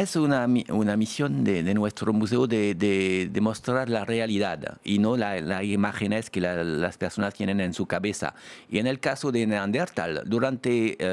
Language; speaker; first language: Spanish; non-native, fluent; French